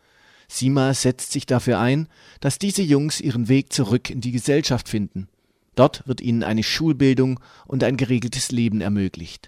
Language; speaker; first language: German; native; German